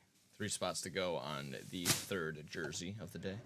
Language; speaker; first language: English; native; English